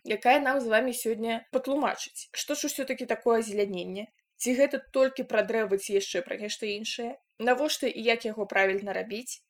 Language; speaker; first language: Belarusian; non-native, local second language; Russian